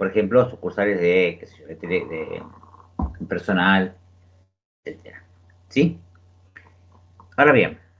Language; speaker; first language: Spanish; native; Spanish